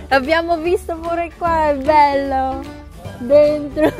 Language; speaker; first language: Italian; non-native, fluent; Filipino